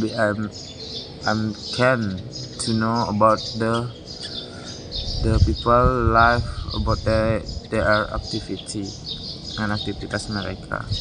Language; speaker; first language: English; non-native, learner; Indonesian